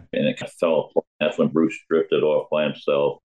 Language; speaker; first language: English; native; English